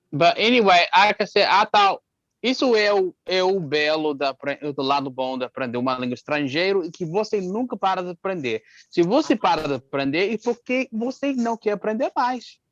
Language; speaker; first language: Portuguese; non-native, fluent; English